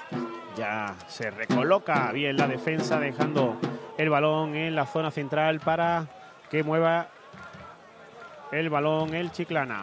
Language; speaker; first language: Spanish; native; Spanish